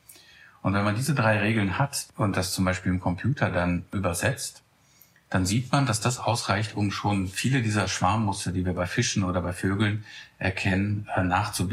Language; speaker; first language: German; native; German